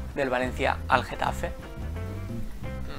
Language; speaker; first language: Spanish; native; Spanish